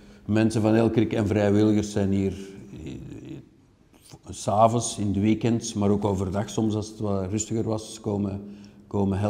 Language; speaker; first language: Dutch; native; Dutch